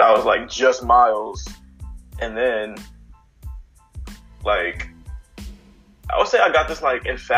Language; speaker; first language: English; native; English